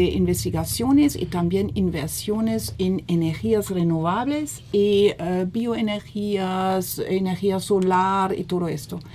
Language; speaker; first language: Spanish; non-native, fluent; German